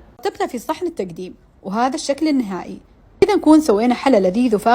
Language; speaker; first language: Arabic; native; Arabic